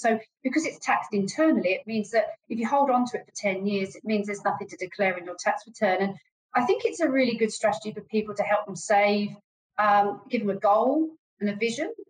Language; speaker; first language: English; native; English